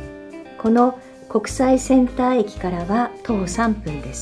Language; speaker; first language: Japanese; native; Japanese